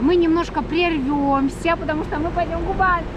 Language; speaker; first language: Russian; native; Russian